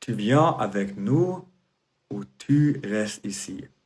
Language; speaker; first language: French; non-native, fluent; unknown